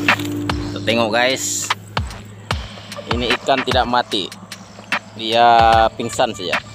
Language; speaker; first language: Malay; native; Malay